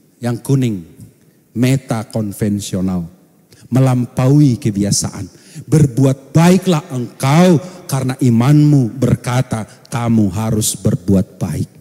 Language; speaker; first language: Indonesian; non-native, local second language; Batak Toba